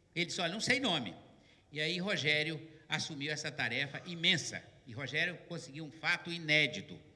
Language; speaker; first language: Portuguese; native; Portuguese